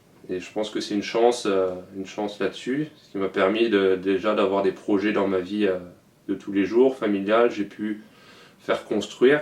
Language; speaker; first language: French; native; French